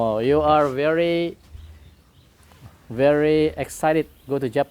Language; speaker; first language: English; non-native, learner; Indonesian